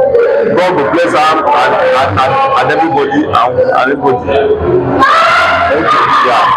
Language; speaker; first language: English; non-native, local second language; Igbo